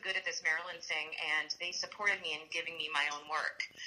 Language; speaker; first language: English; native; English